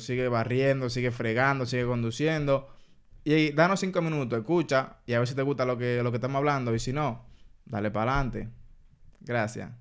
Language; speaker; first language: Spanish; native; Spanish